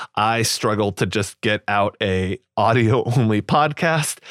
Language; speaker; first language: English; native; English